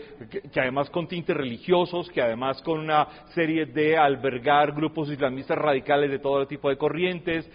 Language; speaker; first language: Spanish; native; Spanish